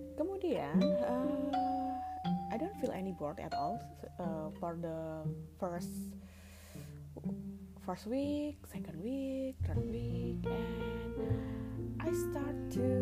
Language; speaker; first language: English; non-native, learner; Indonesian